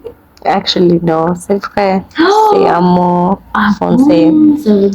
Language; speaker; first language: French; non-native, learner; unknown